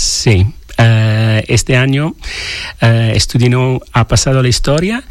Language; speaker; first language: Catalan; non-native, learner; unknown